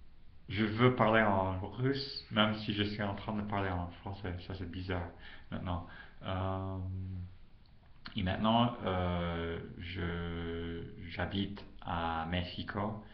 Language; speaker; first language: French; non-native, fluent; English